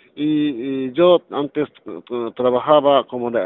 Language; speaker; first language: Spanish; non-native, learner; Japanese